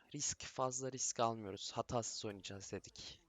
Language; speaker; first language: Turkish; early bilingual, other home language; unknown